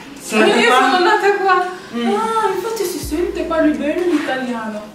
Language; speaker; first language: Italian; early bilingual, other home language; English